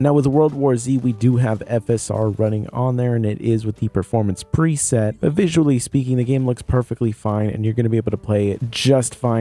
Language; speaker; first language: English; native; English